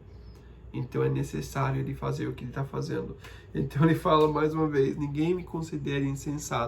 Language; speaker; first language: Portuguese; non-native, fluent; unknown